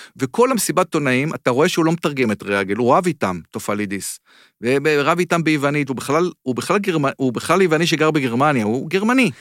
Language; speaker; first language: Hebrew; native; Hebrew